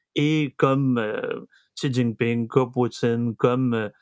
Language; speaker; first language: French; native; French